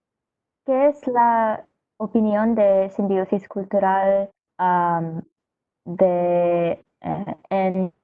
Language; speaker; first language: Spanish; non-native, learner; English